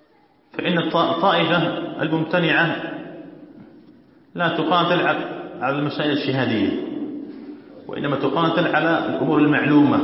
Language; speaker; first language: Arabic; native; Arabic